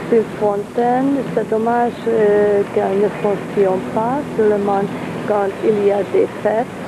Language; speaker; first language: French; non-native, fluent; Hungarian